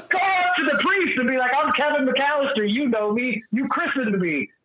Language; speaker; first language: English; native; English